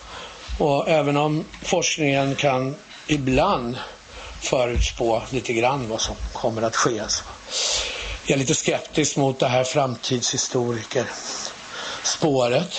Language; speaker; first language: Swedish; native; Swedish